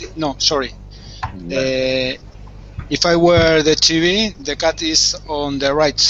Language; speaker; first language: English; non-native, learner; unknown